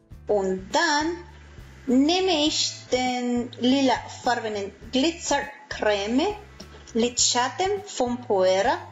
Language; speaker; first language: German; non-native, fluent; Spanish